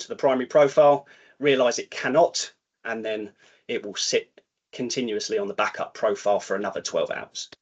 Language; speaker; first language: English; native; English